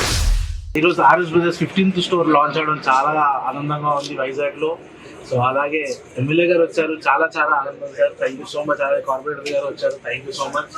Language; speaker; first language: Telugu; native; Telugu